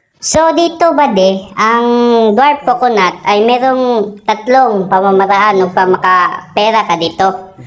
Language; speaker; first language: Filipino; non-native, local second language; Cebuano